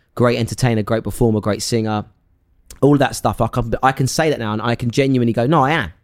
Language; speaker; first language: English; native; English